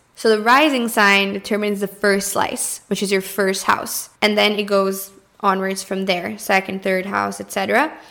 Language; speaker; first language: English; early bilingual, other home language; Portuguese